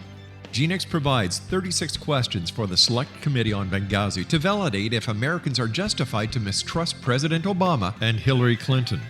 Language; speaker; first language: English; native; English